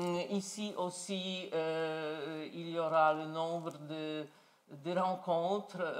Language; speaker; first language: French; non-native, fluent; Polish